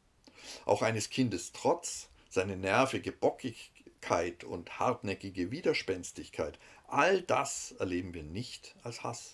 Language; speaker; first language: German; native; German